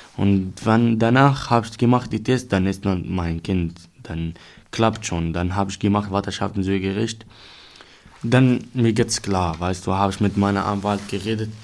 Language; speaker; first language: German; non-native, learner; Arabic